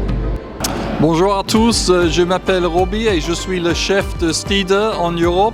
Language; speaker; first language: French; non-native, fluent; English